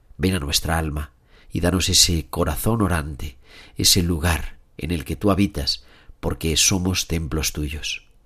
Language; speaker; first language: Spanish; native; Spanish